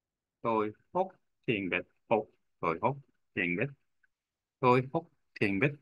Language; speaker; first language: Vietnamese; non-native, learner; Korean